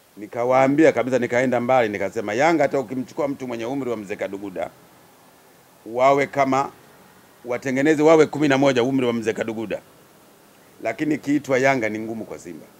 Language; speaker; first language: Swahili; native; Swahili